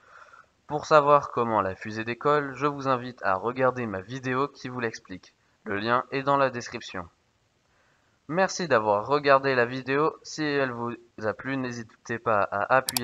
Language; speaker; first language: French; native; French